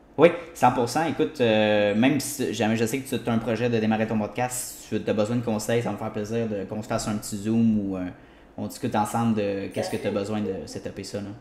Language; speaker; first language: French; native; French